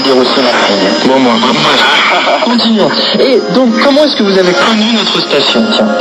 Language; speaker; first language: French; native; French